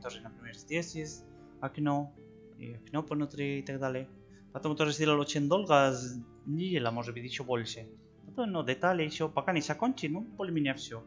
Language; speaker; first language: Russian; non-native, learner; Spanish